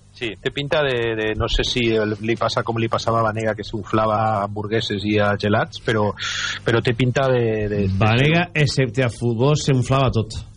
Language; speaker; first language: Catalan; native; Catalan